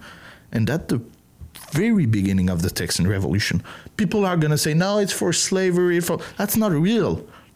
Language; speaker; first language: English; non-native, learner; French